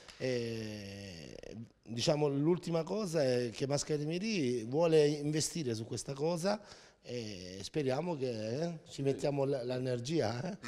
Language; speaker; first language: Italian; native; Italian